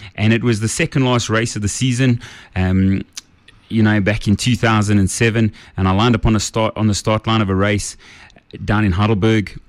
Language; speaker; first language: English; native; English